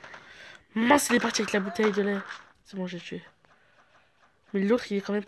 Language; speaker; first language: French; native; French